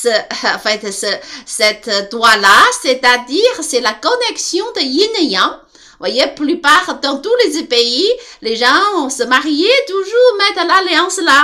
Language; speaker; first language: French; non-native, learner; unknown